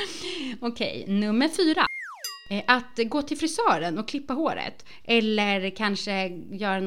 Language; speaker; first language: Swedish; native; Swedish